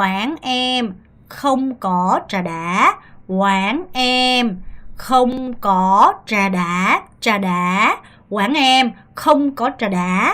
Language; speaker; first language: Vietnamese; non-native, fluent; Korean